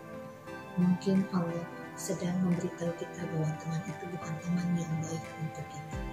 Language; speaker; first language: Indonesian; native; Indonesian